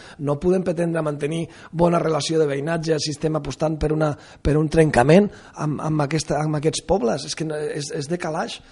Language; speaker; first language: Catalan; non-native, local second language; Spanish